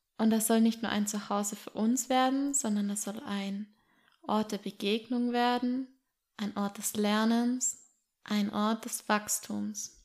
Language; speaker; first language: German; native; German